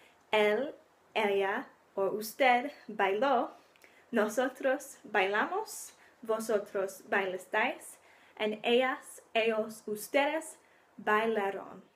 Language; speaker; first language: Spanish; non-native, learner; English